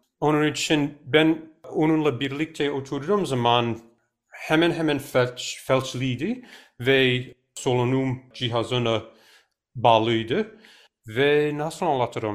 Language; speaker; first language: Turkish; non-native, fluent; English